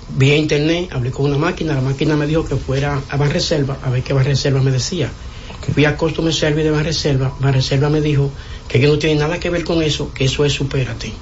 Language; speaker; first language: Spanish; native; Spanish